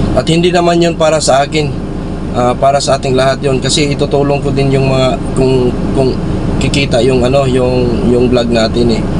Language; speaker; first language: Filipino; non-native, local second language; Cebuano